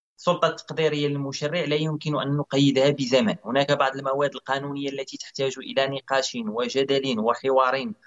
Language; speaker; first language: Arabic; native; Arabic